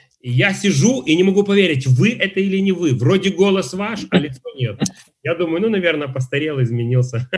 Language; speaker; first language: Russian; native; Russian